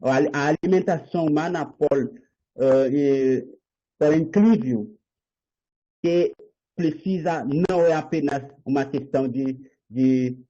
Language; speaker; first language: Portuguese; non-native, learner; Haitian Creole